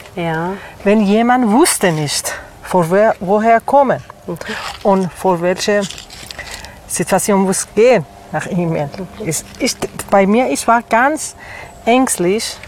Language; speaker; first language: German; non-native, learner; Persian